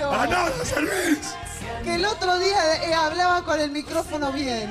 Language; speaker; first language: Spanish; native; Spanish